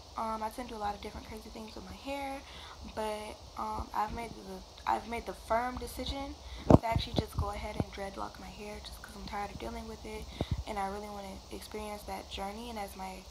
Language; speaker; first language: English; native; English